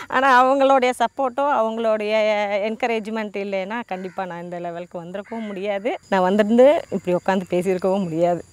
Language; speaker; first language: Tamil; native; Tamil